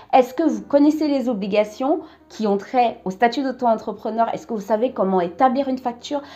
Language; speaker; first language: French; native; French